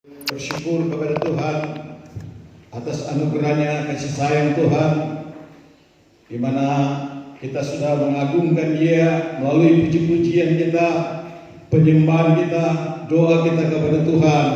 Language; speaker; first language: Malay; native; Malay